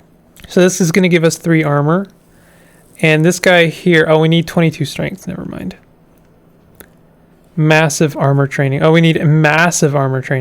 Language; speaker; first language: English; native; English